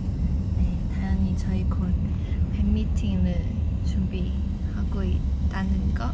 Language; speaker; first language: Korean; non-native, fluent; Chinese